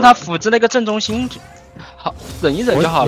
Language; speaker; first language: Chinese; native; Chinese